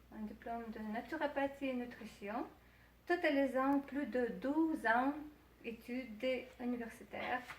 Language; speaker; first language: French; non-native, fluent; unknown